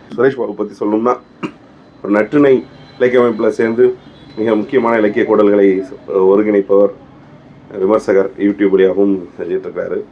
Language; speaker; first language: Tamil; native; Tamil